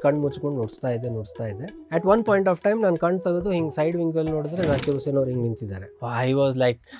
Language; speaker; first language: Kannada; native; Kannada